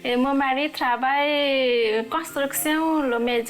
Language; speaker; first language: French; non-native, learner; Nepali